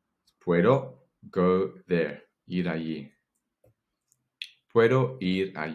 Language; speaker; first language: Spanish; non-native, fluent; English